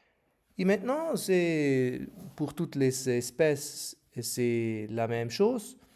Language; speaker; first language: French; non-native, learner; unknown